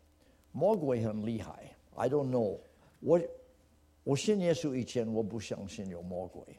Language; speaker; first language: Chinese; non-native, fluent; English